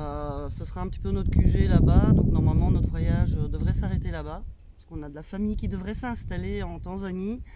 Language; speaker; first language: French; native; French